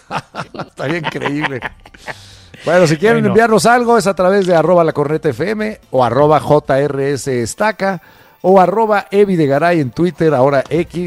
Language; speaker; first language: Spanish; native; Spanish